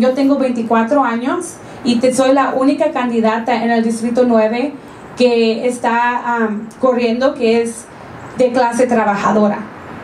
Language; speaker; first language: Spanish; early bilingual, heritage; Spanish